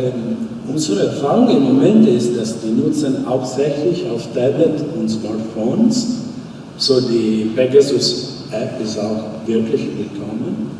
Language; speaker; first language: German; non-native, fluent; Italian